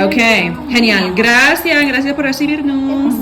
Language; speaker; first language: Spanish; non-native, learner; English